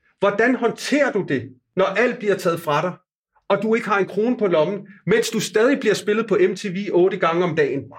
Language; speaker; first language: Danish; non-native, fluent; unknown